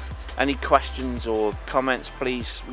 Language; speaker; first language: English; native; English